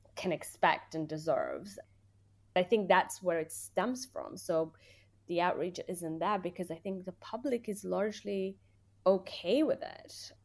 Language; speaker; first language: English; early bilingual, other home language; Persian